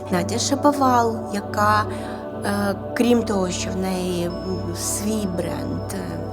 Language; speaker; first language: Ukrainian; non-native, local second language; Russian